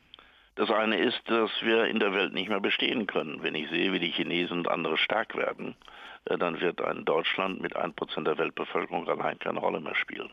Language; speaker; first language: German; native; German